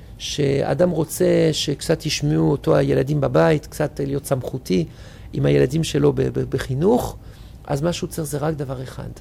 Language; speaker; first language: Hebrew; non-native, fluent; French